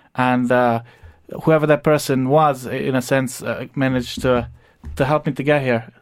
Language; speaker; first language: English; non-native, fluent; Croatian